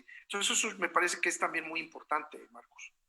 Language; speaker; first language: Spanish; native; Spanish